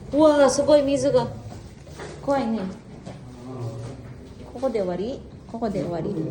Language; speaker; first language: Japanese; non-native, fluent; Filipino